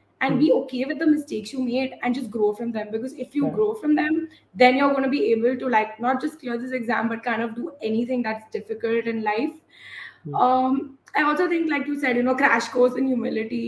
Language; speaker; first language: English; non-native, local second language; Gujarati